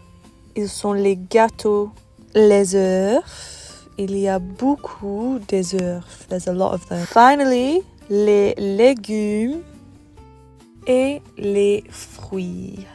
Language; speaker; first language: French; non-native, fluent; English